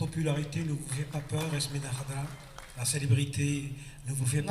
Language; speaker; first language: French; non-native, local second language; Kabyle